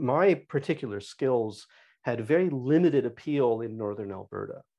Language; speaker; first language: English; native; English